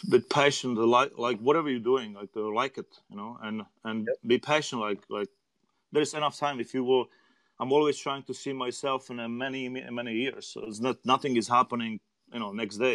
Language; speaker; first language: English; non-native, learner; Czech